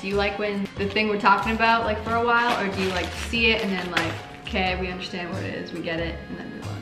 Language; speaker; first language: English; native; English